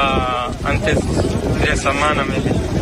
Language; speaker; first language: Spanish; non-native, learner; Arabic